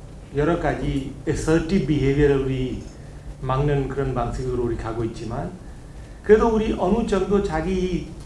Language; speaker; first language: Korean; non-native, learner; Hindi